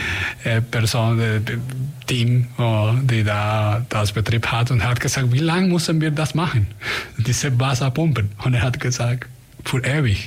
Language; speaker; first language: German; non-native, fluent; Spanish